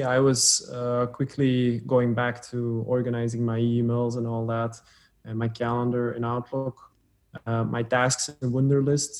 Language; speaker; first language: English; non-native, fluent; Dutch